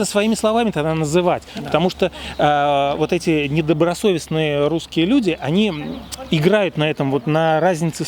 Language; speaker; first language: Russian; native; Russian